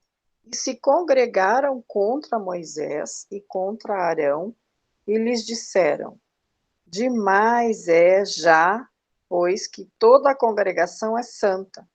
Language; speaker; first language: Portuguese; native; Portuguese